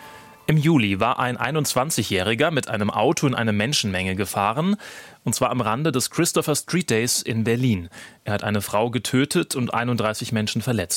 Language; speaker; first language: German; native; German